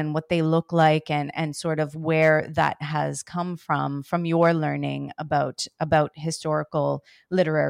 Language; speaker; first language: English; native; English